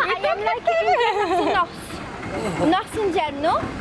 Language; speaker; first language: English; non-native, learner; French